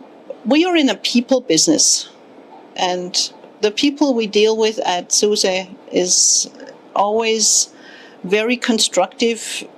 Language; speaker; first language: English; non-native, fluent; German